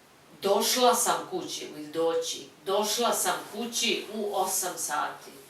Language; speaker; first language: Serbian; non-native, fluent; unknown